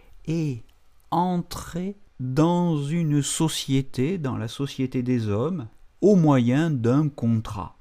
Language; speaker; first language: French; native; French